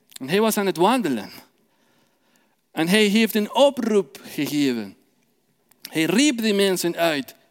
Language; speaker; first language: Dutch; non-native, fluent; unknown